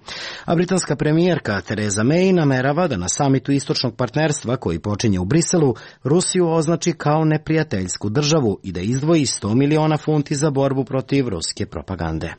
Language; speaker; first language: Serbian; native; Serbian